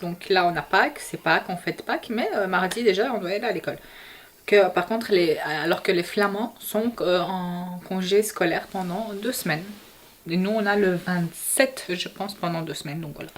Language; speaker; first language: French; native; French